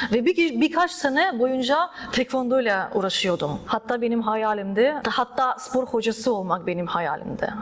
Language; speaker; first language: Turkish; early bilingual, other home language; Russian